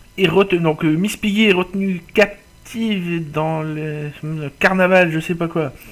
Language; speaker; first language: French; native; French